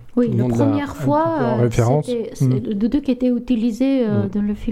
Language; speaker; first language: French; non-native, learner; Armenian